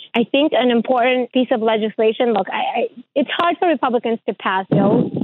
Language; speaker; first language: English; early bilingual, other home language; Ukrainian